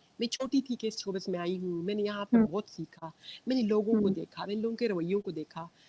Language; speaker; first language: Urdu; non-native, local second language; Pashto